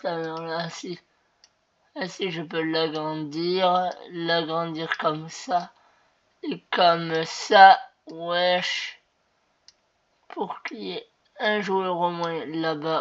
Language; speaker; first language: French; native; French